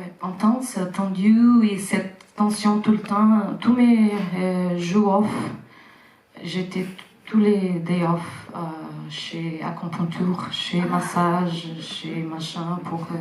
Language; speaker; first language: French; non-native, fluent; Portuguese